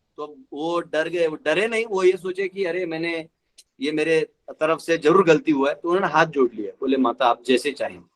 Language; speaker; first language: Hindi; non-native, local second language; Marathi